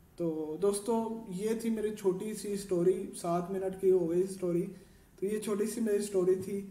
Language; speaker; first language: Urdu; non-native, local second language; Punjabi